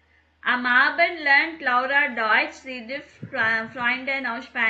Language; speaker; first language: German; non-native, learner; Tamil